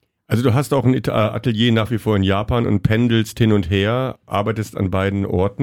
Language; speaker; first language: German; native; German